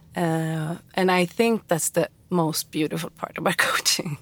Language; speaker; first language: English; non-native, fluent; Swedish